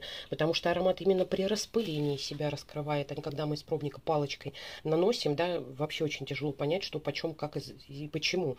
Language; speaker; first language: Russian; native; Russian